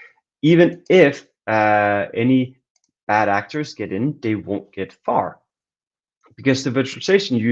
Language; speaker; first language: English; non-native, fluent; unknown